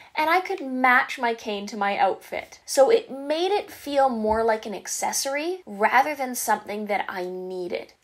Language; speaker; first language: English; native; English